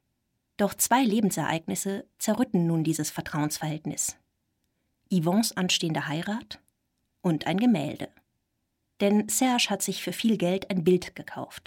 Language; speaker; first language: German; native; German